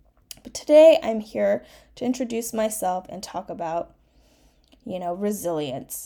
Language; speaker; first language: English; early bilingual, other home language; Chinese